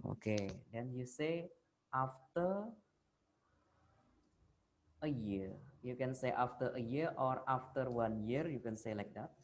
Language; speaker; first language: English; non-native, fluent; Indonesian